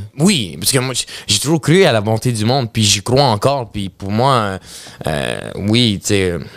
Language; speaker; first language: French; early bilingual, other home language; Russian